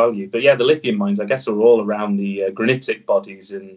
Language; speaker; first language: English; native; English